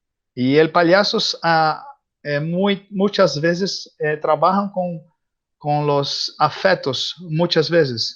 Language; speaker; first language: Spanish; non-native, learner; Portuguese